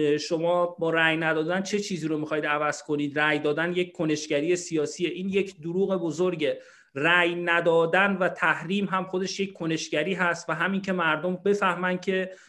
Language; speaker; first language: Persian; native; Persian